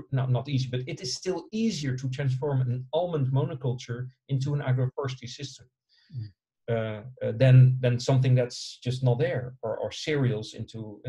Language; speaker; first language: English; non-native, fluent; Dutch